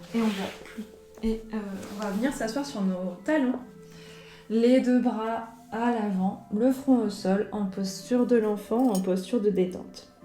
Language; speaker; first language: French; native; French